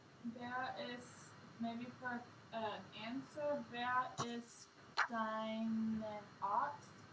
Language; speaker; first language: German; non-native, learner; English